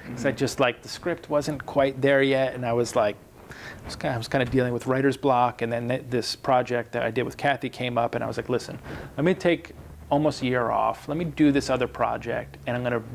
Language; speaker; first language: English; native; English